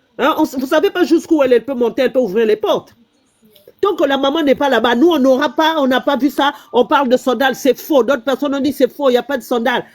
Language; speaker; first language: French; non-native, local second language; Lingala